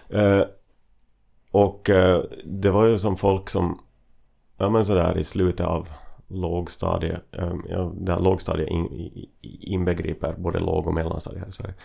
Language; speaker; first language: Swedish; native; Swedish